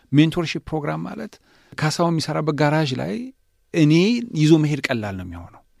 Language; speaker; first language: Amharic; native; Amharic